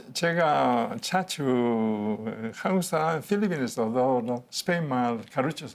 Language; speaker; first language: Korean; non-native, learner; Spanish